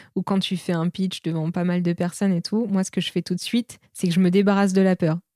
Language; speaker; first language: French; native; French